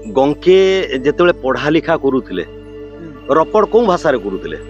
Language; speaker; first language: Hindi; non-native, local second language; Odia